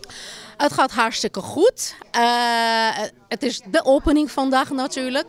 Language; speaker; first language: Dutch; native; Dutch